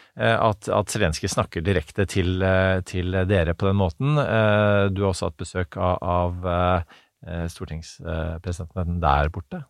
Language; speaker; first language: Norwegian; native; Norwegian